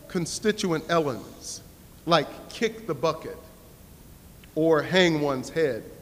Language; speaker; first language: English; native; English